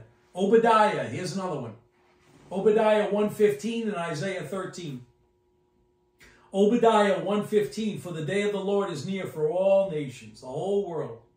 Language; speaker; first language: English; native; English